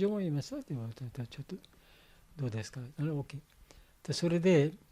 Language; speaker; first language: Japanese; non-native, fluent; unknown